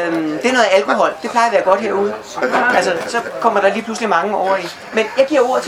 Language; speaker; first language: Danish; native; Danish